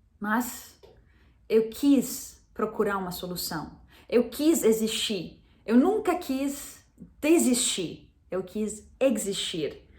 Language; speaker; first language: Portuguese; non-native, fluent; Arabic